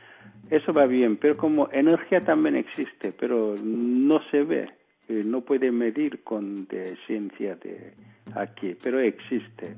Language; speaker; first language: Spanish; non-native, learner; Korean